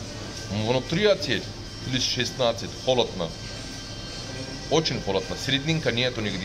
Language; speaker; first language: Russian; non-native, learner; Turkish